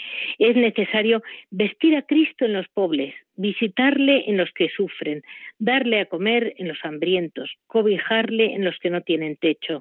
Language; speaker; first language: Spanish; native; Spanish